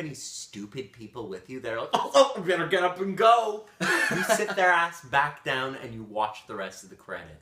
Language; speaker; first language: English; native; English